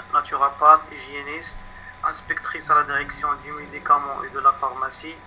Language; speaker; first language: French; non-native, local second language; Arabic